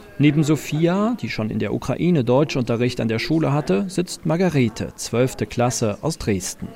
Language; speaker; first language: German; native; German